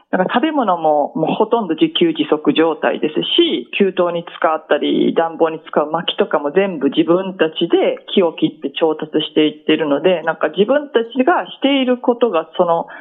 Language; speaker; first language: Japanese; native; Japanese